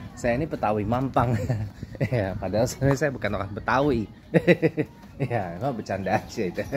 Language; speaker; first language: Indonesian; native; Indonesian